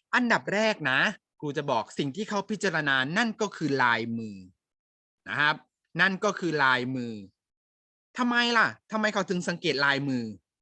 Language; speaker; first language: Thai; native; Thai